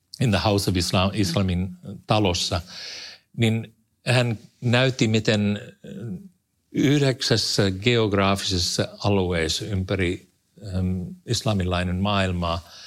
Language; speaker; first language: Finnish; non-native, fluent; English